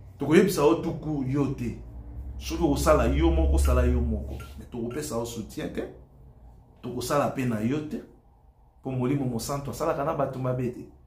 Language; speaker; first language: Lingala; native; Lingala